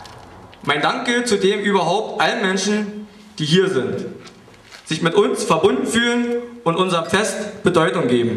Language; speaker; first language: German; native; German